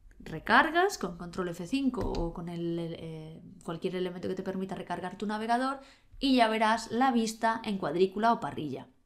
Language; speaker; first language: Spanish; native; Spanish